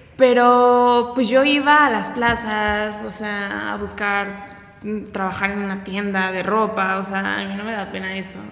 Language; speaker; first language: Spanish; native; Spanish